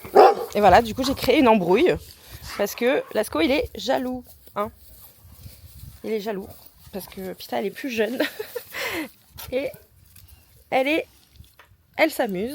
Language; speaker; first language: French; native; French